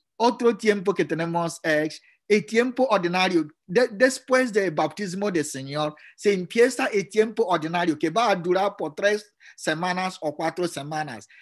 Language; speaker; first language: Spanish; non-native, fluent; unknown